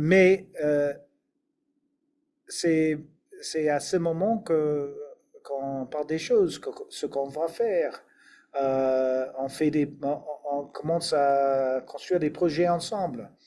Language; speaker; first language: French; non-native, fluent; English